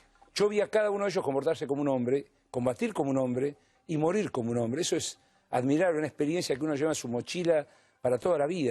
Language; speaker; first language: Spanish; native; Spanish